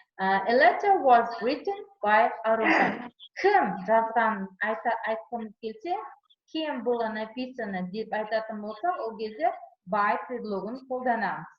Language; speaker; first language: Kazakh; non-native, local second language; Uzbek